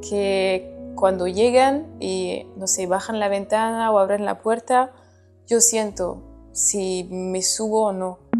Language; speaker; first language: Spanish; non-native, fluent; French